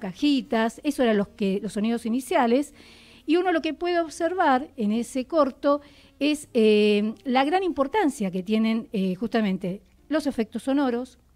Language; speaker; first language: Spanish; native; Spanish